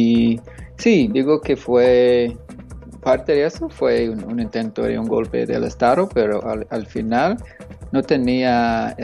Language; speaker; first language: Spanish; non-native, fluent; English